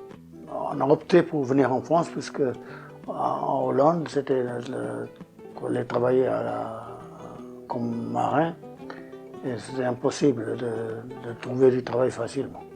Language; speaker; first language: French; non-native, fluent; Portuguese